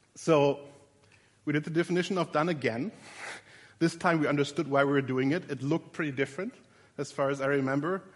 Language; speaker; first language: English; non-native, fluent; German